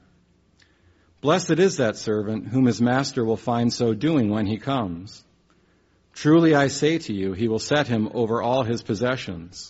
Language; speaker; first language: English; native; English